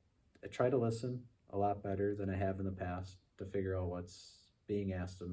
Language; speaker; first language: English; native; English